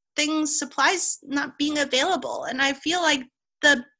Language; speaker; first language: English; non-native, local second language; Cantonese